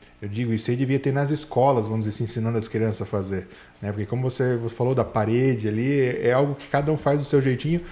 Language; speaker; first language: Portuguese; native; Portuguese